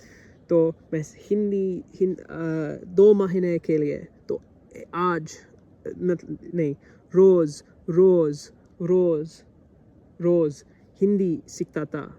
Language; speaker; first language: Hindi; non-native, learner; English